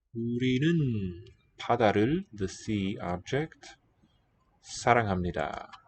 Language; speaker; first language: Korean; non-native, learner; English